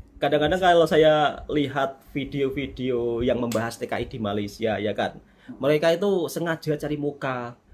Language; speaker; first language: Indonesian; native; Indonesian